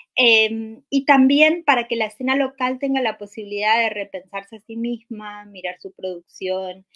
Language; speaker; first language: Spanish; native; Spanish